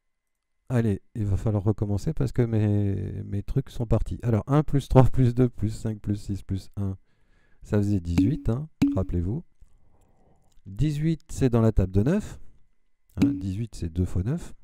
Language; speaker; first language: French; native; French